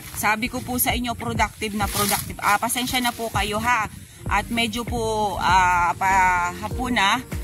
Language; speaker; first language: Filipino; non-native, local second language; Bikol